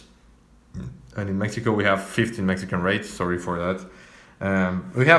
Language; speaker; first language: English; non-native, fluent; Spanish